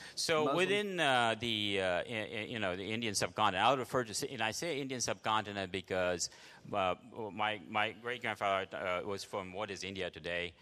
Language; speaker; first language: English; early bilingual, other home language; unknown